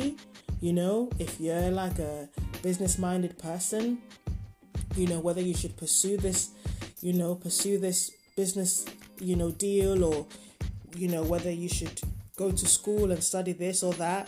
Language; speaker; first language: English; non-native, local second language; Yoruba